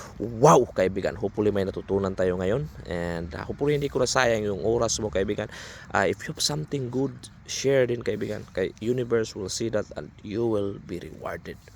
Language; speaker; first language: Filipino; non-native, local second language; Cebuano